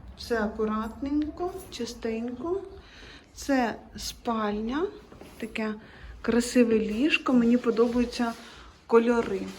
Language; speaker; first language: Ukrainian; non-native, local second language; Russian